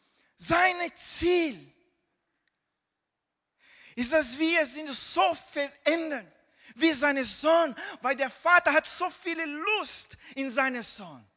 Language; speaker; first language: German; non-native, fluent; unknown